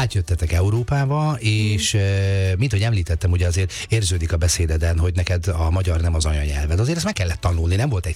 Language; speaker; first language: Hungarian; native; Hungarian